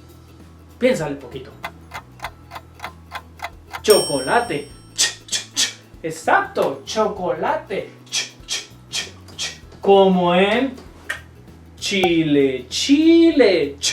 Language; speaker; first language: Spanish; native; Spanish